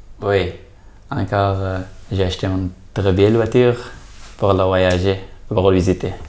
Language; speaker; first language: French; non-native, learner; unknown